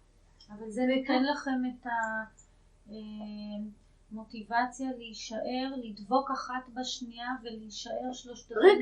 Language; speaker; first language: Hebrew; native; Hebrew